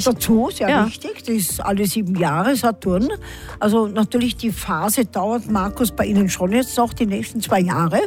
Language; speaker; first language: German; native; German